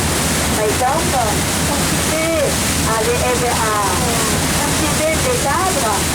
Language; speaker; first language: French; non-native, learner; Thai